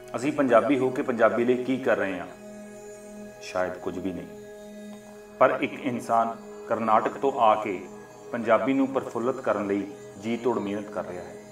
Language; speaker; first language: Punjabi; native; Punjabi